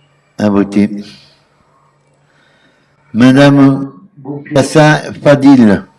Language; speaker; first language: French; native; French